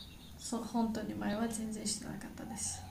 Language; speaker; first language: Japanese; non-native, learner; Georgian